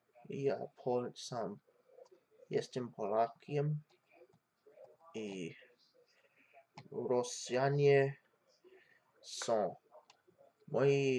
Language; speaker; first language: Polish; non-native, learner; English